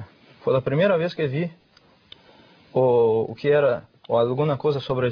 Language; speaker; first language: Spanish; non-native, fluent; Portuguese